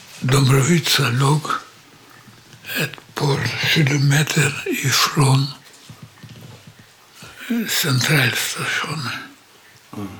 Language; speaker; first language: Swedish; non-native, learner; Polish